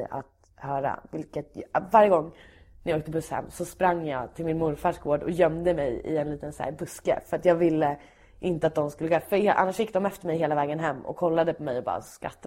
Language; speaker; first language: Swedish; native; Swedish